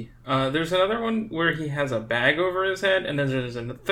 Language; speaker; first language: English; native; English